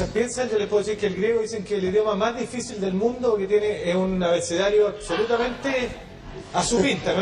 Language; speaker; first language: Spanish; native; Spanish